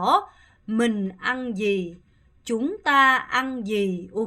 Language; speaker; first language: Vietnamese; non-native, fluent; Korean